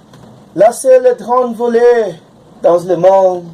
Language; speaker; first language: French; non-native, learner; Portuguese